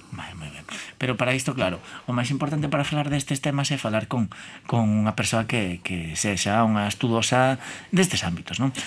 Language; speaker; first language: Galician; non-native, local second language; Spanish